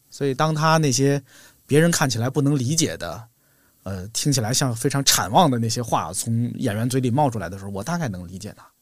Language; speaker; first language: Chinese; native; Chinese